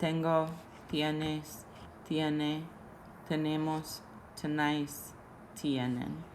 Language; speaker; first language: Spanish; non-native, fluent; English